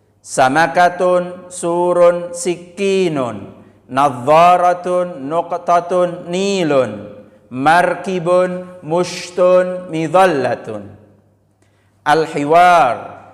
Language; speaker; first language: Arabic; non-native, fluent; Indonesian